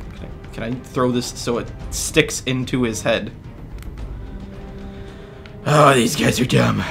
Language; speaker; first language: English; native; English